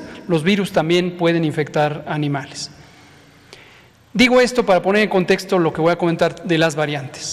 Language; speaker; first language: Spanish; native; Spanish